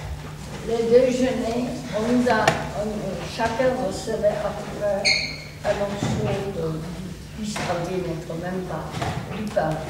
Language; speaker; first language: French; non-native, fluent; Czech